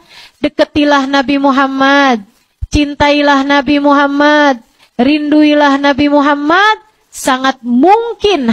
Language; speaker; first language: Indonesian; native; Indonesian